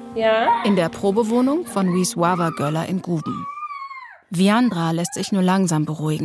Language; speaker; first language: German; native; German